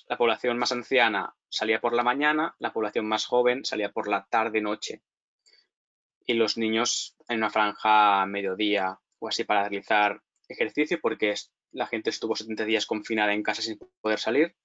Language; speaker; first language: Spanish; native; Spanish